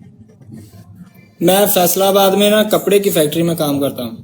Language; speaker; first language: Urdu; non-native, local second language; Punjabi